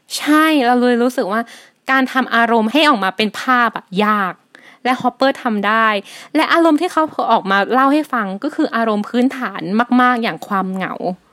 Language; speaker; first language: Thai; native; Thai